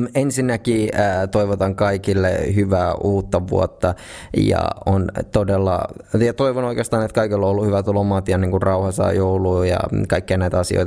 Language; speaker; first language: Finnish; native; Finnish